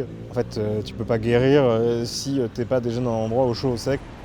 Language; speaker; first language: French; native; French